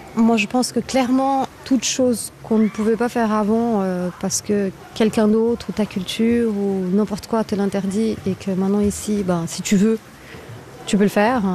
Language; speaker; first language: French; non-native, fluent; Portuguese